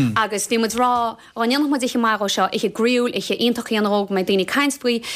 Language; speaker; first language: Irish; native; Irish